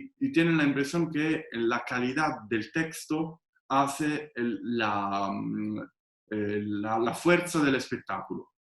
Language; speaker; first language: Spanish; non-native, fluent; Italian